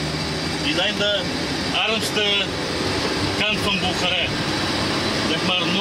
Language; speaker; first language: Dutch; non-native, fluent; Bulgarian